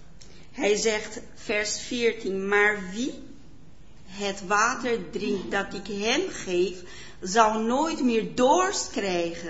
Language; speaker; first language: Dutch; non-native, fluent; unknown